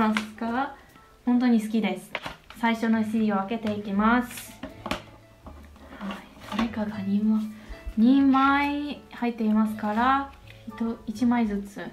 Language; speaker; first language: Japanese; non-native, learner; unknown